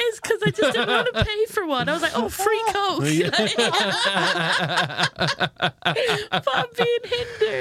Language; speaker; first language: English; native; English